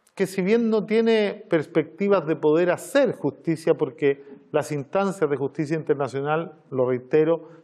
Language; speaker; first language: Spanish; native; Spanish